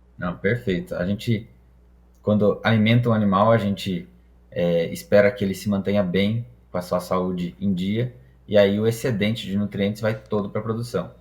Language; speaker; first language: Portuguese; non-native, fluent; Hebrew